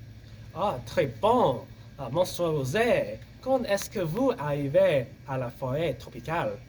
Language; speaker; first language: French; non-native, learner; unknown